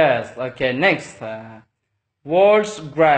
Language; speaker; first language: English; non-native, learner; Thai